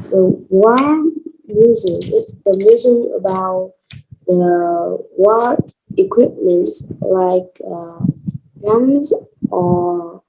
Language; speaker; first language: English; non-native, learner; Vietnamese